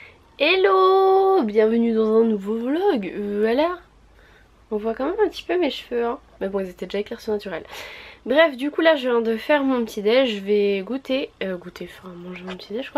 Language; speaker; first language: French; native; French